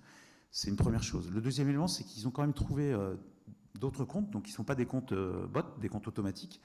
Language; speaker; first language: French; native; French